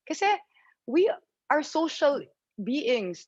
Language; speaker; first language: Filipino; native; Filipino